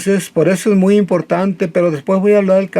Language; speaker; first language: Spanish; native; Spanish